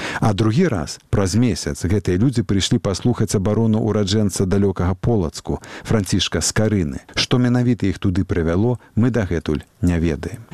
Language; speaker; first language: Belarusian; native; Belarusian